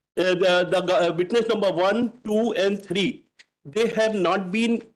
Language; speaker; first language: English; non-native, local second language; Hindi